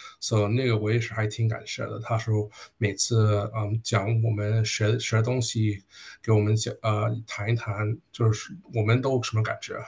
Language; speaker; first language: Chinese; early bilingual, heritage; Chinese